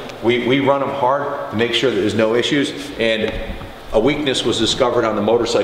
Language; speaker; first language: English; native; English